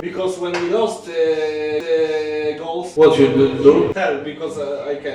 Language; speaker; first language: English; non-native, learner; Polish